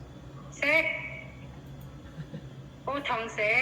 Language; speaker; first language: Cantonese; non-native, learner; Indonesian